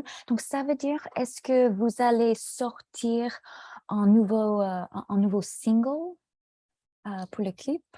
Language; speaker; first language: French; non-native, fluent; English